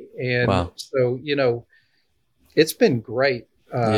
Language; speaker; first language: English; native; English